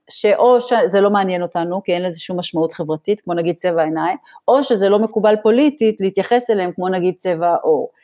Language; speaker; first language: Hebrew; native; Hebrew